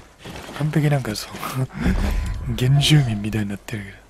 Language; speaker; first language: Japanese; native; Japanese